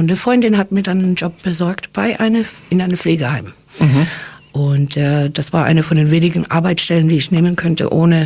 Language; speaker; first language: German; non-native, fluent; English